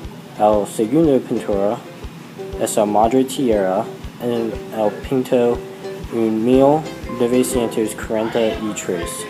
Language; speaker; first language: Spanish; non-native, learner; English